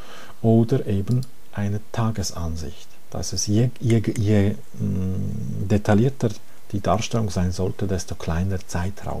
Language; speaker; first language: German; non-native, fluent; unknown